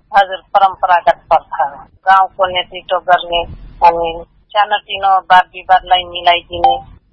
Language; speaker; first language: Nepali; non-native, local second language; Dangaura Tharu